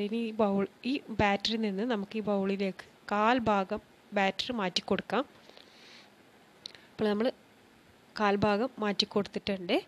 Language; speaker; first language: Malayalam; native; Malayalam